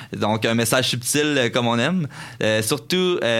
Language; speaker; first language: French; native; French